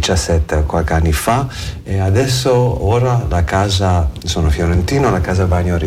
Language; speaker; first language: Italian; non-native, learner; English